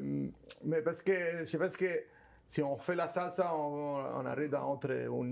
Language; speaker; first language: French; non-native, learner; Spanish